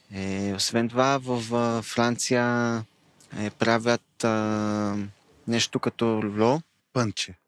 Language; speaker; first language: Bulgarian; non-native, learner; Hebrew